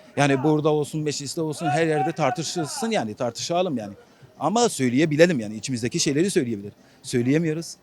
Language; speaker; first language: Turkish; non-native, local second language; Kurdish